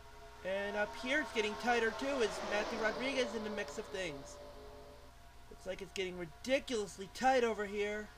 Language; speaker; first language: English; native; English